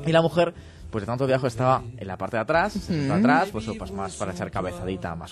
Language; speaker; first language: Spanish; native; Spanish